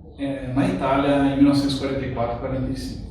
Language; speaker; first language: Portuguese; native; Portuguese